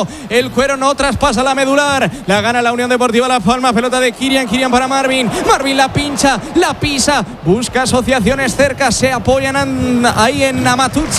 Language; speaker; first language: Spanish; native; Spanish